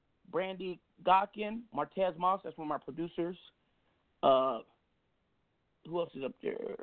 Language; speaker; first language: English; native; English